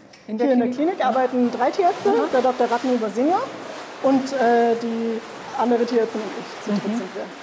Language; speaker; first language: German; native; German